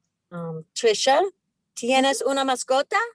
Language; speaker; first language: Spanish; non-native, learner; English